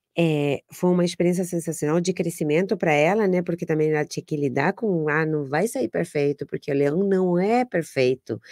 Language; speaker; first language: Portuguese; non-native, fluent; Spanish